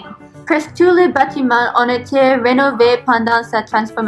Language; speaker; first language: French; non-native, learner; English